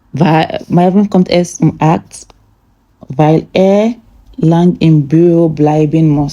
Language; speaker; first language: German; non-native, fluent; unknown